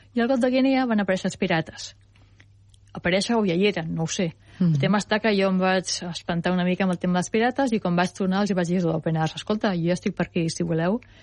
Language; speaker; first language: Catalan; native; Catalan